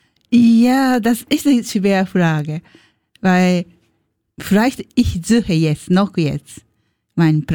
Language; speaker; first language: German; non-native, learner; Japanese